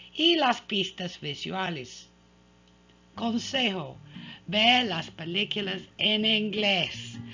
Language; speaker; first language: Spanish; non-native, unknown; English